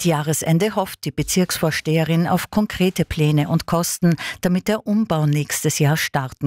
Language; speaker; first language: German; native; German